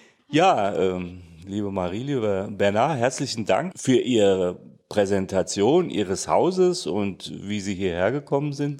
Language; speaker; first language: German; native; German